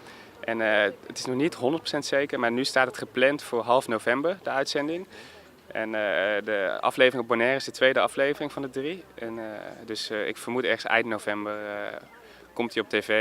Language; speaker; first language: Dutch; native; Dutch